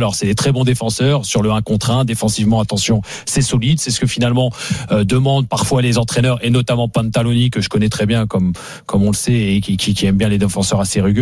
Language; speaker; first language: French; native; French